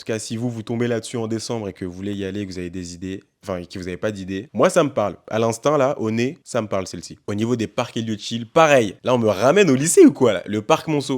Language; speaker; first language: French; native; French